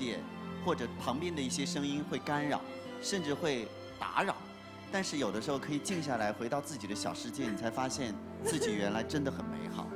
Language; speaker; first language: Chinese; native; Chinese